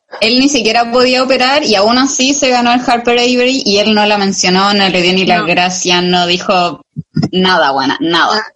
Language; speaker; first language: Spanish; native; Spanish